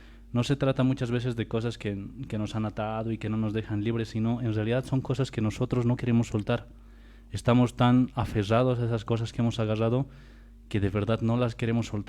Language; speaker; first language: Spanish; native; Spanish